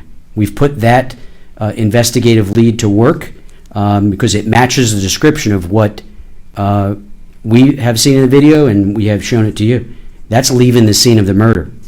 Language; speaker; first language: English; native; English